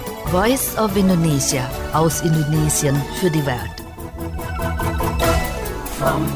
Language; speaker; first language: German; non-native, fluent; Indonesian